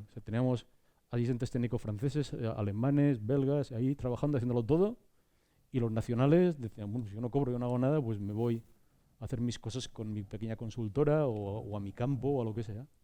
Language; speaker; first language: Spanish; native; Spanish